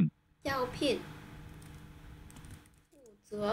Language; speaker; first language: Chinese; non-native, learner; Vietnamese